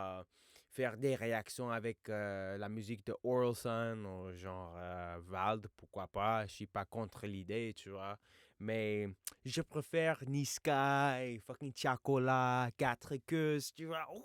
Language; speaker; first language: French; non-native, fluent; English